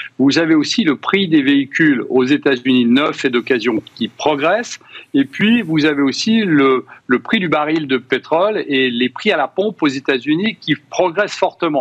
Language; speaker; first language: French; native; French